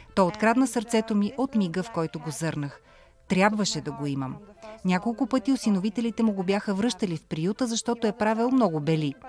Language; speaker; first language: Bulgarian; early bilingual, heritage; Bulgarian